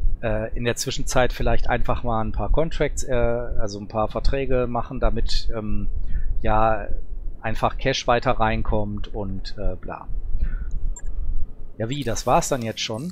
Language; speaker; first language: German; native; German